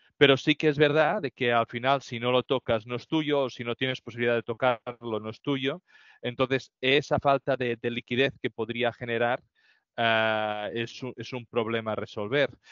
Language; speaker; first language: Spanish; native; Spanish